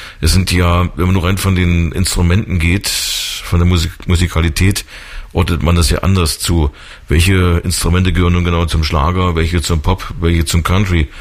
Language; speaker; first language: German; native; German